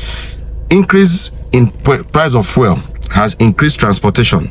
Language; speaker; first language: English; non-native, local second language; Igbo